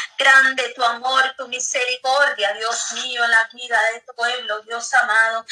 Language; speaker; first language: Spanish; native; Spanish